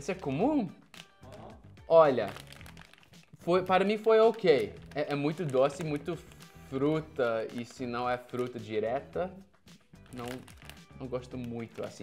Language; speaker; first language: Portuguese; non-native, fluent; English